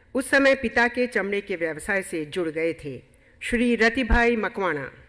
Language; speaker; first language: Hindi; native; Hindi